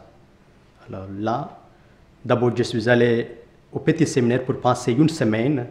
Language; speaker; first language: French; non-native, fluent; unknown